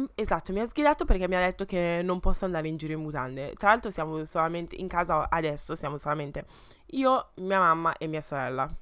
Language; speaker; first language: Italian; early bilingual, other home language; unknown